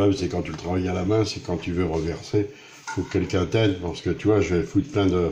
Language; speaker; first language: French; native; French